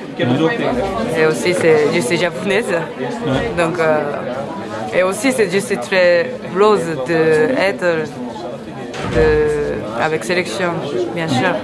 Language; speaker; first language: French; non-native, learner; Japanese